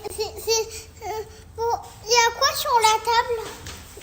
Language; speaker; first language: French; native; French